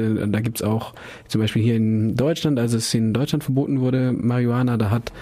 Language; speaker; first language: German; native; German